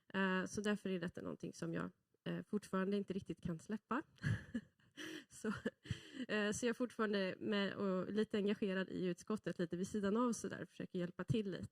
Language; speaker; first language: Swedish; native; Swedish